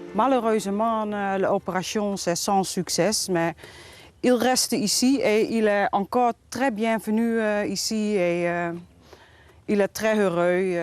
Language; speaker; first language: French; non-native, learner; Dutch